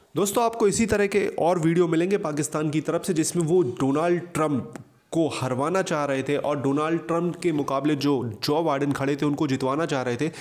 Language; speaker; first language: Hindi; native; Hindi